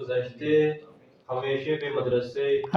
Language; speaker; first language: Persian; non-native, learner; Urdu